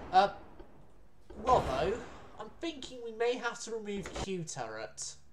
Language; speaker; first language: English; native; English